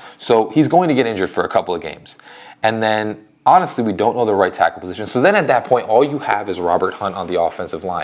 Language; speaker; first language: English; native; English